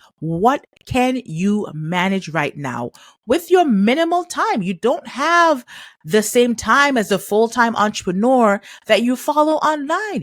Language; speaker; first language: English; native; English